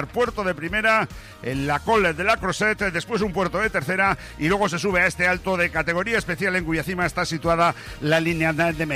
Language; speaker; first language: Spanish; native; Spanish